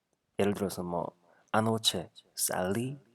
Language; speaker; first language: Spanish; non-native, fluent; Korean